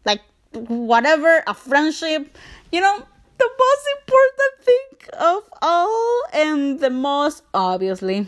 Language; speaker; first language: English; non-native, learner; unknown